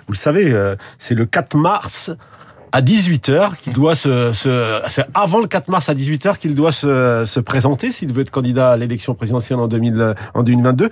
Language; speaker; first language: French; native; French